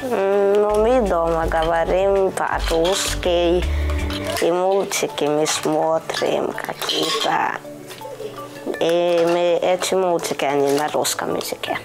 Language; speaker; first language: Russian; early bilingual, heritage; Russian